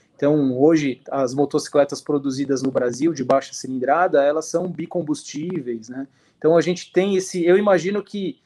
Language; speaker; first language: Portuguese; native; Portuguese